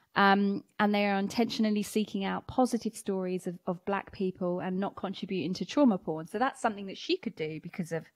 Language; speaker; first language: English; native; English